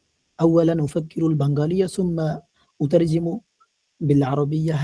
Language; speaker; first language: Arabic; non-native, learner; Bangla